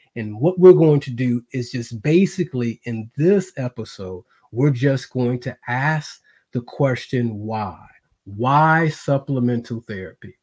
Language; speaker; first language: English; native; English